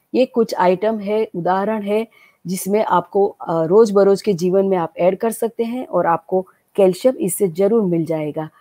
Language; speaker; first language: Hindi; non-native, local second language; Gujarati